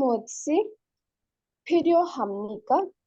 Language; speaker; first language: Korean; non-native, learner; Hindi